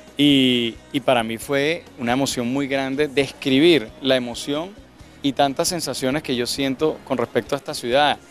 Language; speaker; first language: Spanish; native; Spanish